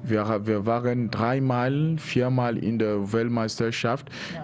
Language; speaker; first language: German; non-native, learner; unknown